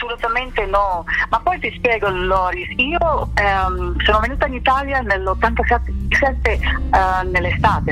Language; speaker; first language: Italian; non-native, fluent; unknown